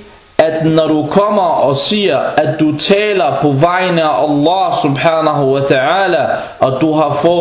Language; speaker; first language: Danish; non-native, fluent; Arabic